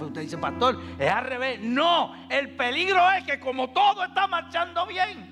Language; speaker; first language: Spanish; native; Spanish